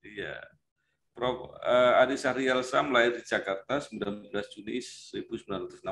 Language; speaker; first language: Indonesian; native; Indonesian